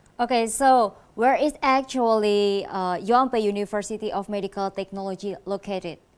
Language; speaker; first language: English; non-native, fluent; Indonesian